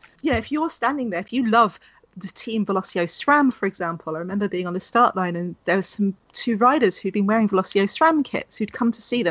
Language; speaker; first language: English; native; English